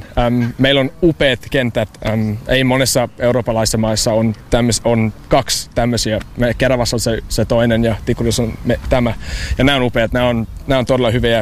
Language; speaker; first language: Finnish; non-native, fluent; English